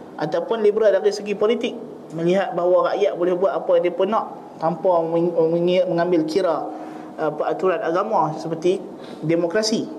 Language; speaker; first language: Malay; native; Malay